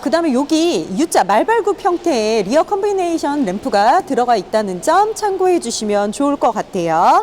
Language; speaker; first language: Korean; native; Korean